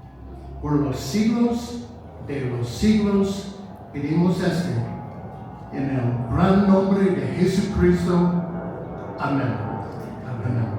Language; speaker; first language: Spanish; non-native, fluent; English